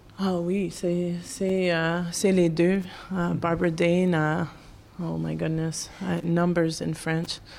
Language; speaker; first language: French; non-native, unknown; English